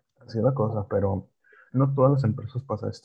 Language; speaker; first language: Spanish; native; Spanish